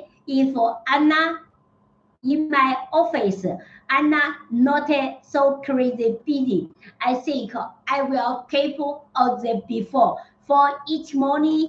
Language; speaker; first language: English; non-native, learner; Chinese